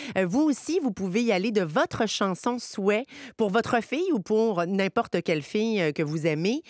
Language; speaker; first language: French; native; French